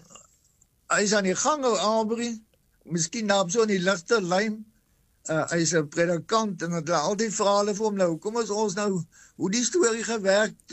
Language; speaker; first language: Afrikaans; native; Afrikaans